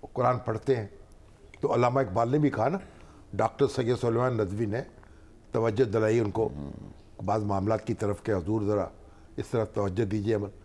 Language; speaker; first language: Urdu; native; Urdu